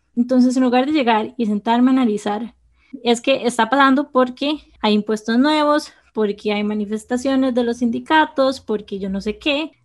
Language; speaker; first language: Spanish; native; Spanish